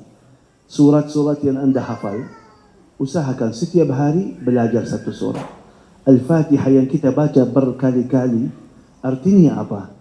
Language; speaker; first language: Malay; non-native, fluent; Arabic